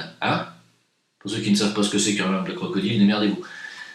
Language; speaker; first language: French; native; French